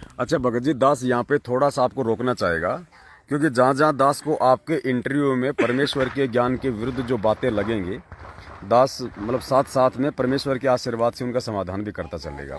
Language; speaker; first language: Hindi; native; Hindi